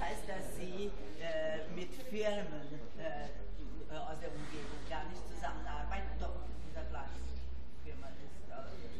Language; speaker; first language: German; non-native, fluent; Hungarian